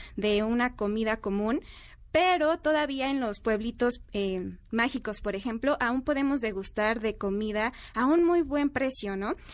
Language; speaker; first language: Spanish; native; Spanish